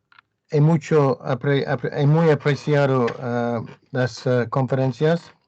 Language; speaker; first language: Spanish; non-native, learner; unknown